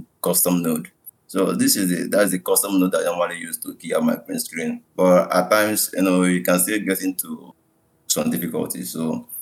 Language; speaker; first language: English; non-native, local second language; Igbo